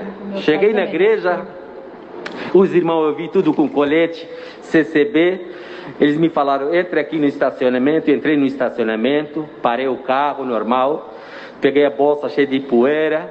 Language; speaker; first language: Portuguese; non-native, fluent; Arabic